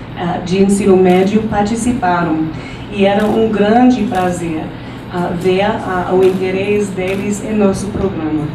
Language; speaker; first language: Portuguese; non-native, fluent; English